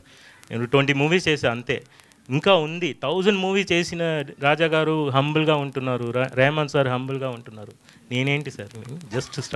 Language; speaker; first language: Telugu; non-native, fluent; Tamil